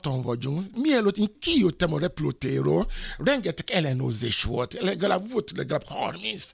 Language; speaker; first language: Hungarian; non-native, learner; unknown